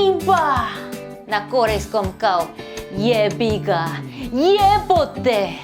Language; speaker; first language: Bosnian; non-native, learner; Korean